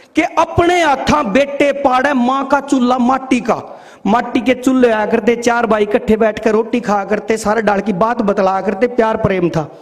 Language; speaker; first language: Hindi; native; Hindi